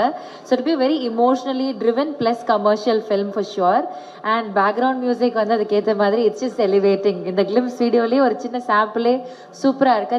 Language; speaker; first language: Tamil; native; Tamil